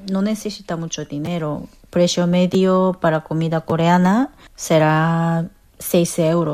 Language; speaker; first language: Spanish; non-native, fluent; Korean